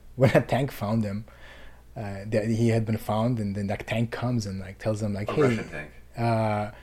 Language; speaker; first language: English; non-native, fluent; Persian